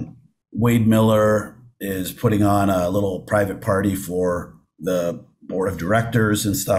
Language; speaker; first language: English; native; English